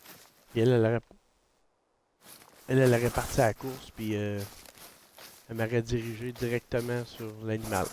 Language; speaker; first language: French; native; French